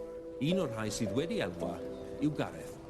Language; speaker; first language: Welsh; native; Welsh